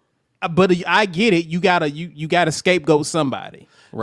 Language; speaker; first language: English; native; English